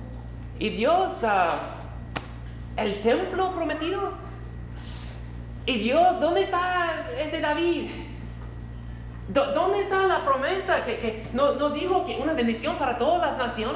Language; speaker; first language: Spanish; non-native, fluent; English